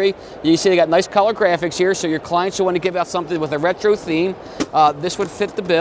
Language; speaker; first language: English; native; English